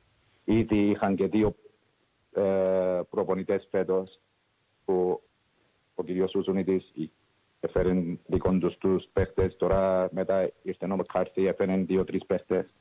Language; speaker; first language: Greek; early bilingual, heritage; English